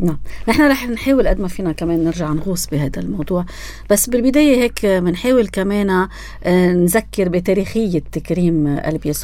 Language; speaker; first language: Arabic; native; Arabic